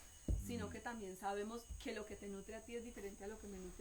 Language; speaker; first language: Spanish; native; Spanish